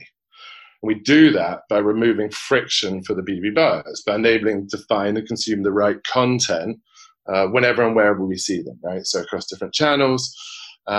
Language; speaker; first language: English; native; English